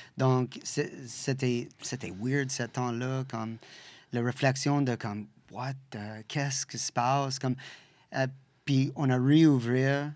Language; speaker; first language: French; non-native, local second language; English